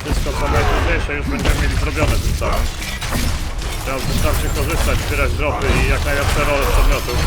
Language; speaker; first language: Polish; native; Polish